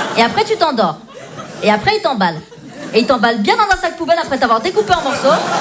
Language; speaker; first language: French; native; French